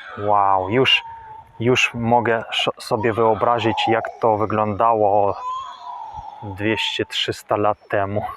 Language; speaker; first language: Polish; non-native, fluent; Russian